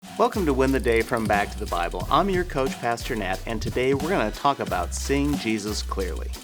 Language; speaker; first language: English; native; English